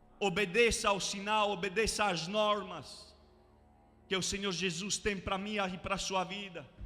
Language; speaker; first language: Portuguese; non-native, fluent; Romanian